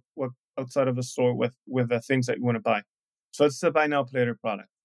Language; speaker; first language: English; non-native, fluent; Spanish